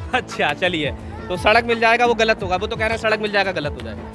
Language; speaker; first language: Hindi; native; Hindi